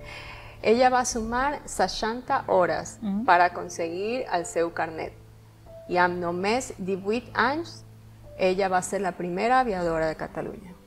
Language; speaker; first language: Catalan; non-native, learner; Spanish